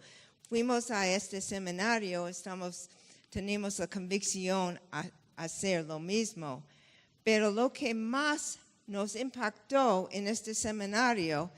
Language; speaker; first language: Spanish; non-native, fluent; English